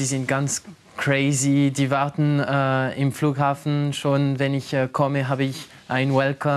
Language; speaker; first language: German; non-native, local second language; French